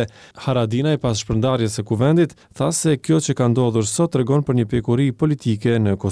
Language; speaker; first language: Albanian; native; Albanian